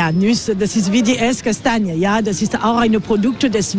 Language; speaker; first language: German; non-native, fluent; French